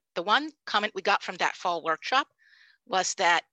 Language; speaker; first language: English; non-native, fluent; Spanish